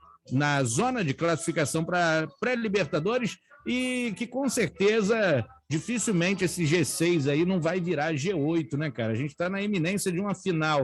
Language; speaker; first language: Portuguese; native; Portuguese